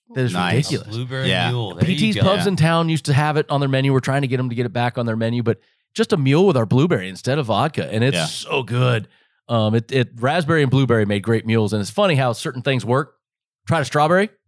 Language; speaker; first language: English; native; English